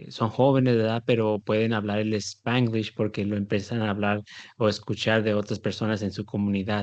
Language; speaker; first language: Spanish; early bilingual, heritage; Spanish